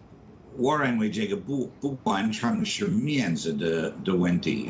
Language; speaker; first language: Chinese; non-native, fluent; English